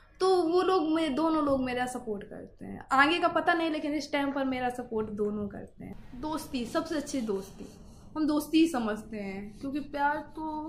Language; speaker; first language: Hindi; native; Hindi